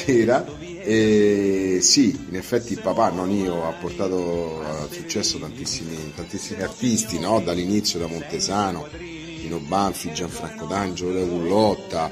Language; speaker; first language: Italian; native; Italian